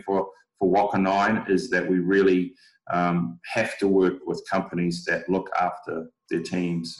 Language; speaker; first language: English; native; English